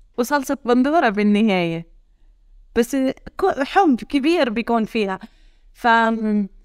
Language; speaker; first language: Arabic; native; Arabic